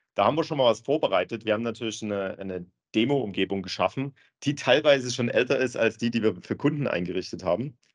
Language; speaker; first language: German; native; German